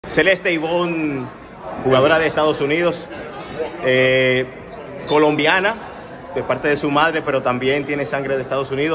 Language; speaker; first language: Spanish; native; Spanish